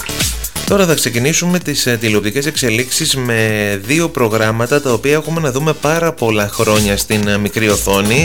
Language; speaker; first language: Greek; native; Greek